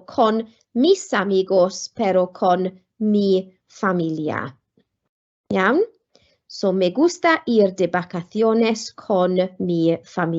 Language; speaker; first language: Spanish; non-native, fluent; Welsh